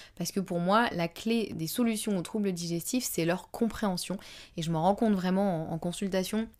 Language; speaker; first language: French; native; French